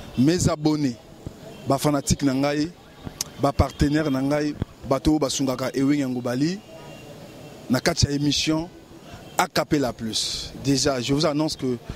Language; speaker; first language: Lingala; native; Lingala